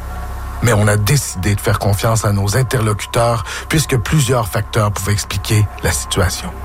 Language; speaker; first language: French; native; French